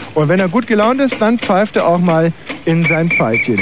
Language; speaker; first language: German; native; German